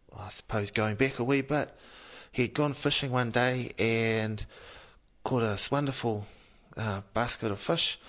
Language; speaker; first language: English; native; English